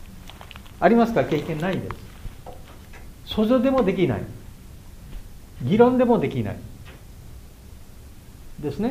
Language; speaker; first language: Japanese; non-native, learner; Bangla